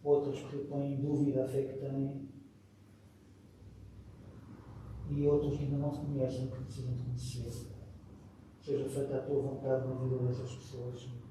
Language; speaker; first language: Portuguese; native; Portuguese